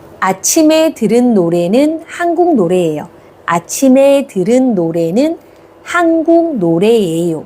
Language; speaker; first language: Korean; non-native, fluent; Thai